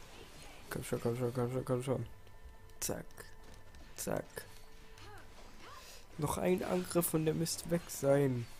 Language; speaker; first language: German; native; German